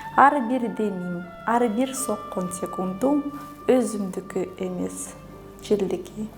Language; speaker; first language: Kyrgyz; early bilingual, other home language; Russian